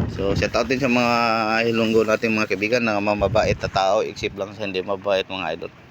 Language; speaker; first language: Filipino; non-native, local second language; Cebuano